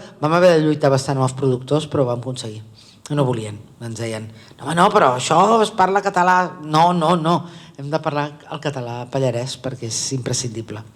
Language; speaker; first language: Catalan; native; Catalan